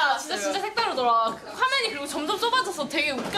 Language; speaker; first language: Korean; native; Korean